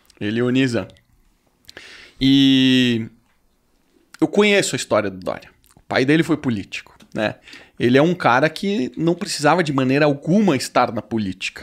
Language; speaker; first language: Portuguese; native; Portuguese